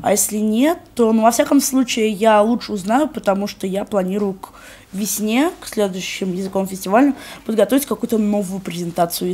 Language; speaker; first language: Russian; native; Russian